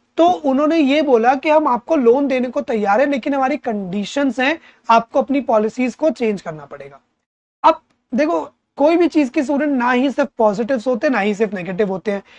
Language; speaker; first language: Hindi; native; Hindi